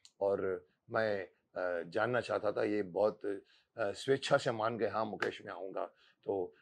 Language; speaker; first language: Hindi; native; Hindi